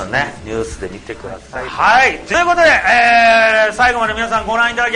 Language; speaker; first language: Japanese; native; Japanese